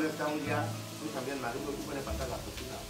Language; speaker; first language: Spanish; non-native, learner; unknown